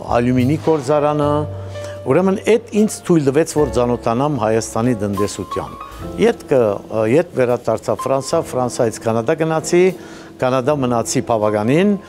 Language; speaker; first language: Armenian; early bilingual, heritage; Armenian